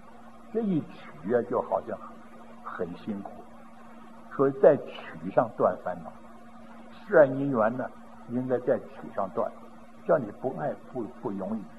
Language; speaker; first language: Chinese; native; Chinese